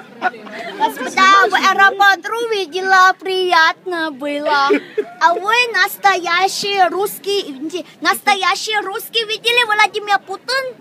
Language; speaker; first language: Russian; non-native, learner; Thai